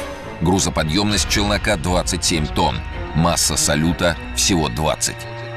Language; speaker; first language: Russian; native; Russian